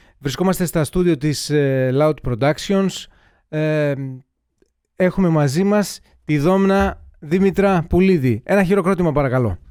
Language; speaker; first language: Greek; native; Greek